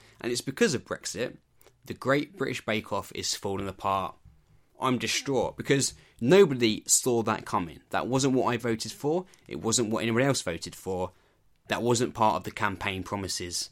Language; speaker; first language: English; native; English